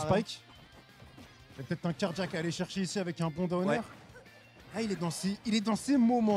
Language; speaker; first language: French; native; French